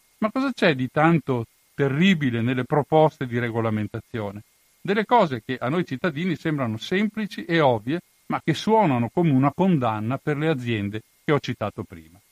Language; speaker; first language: Italian; native; Italian